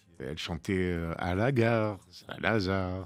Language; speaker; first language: French; native; French